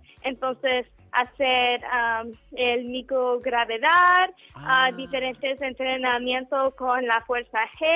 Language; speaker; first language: Spanish; non-native, learner; English